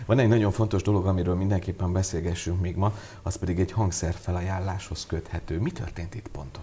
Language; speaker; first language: Hungarian; native; Hungarian